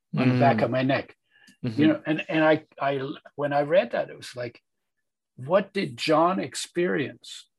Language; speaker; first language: English; early bilingual, other home language; Polish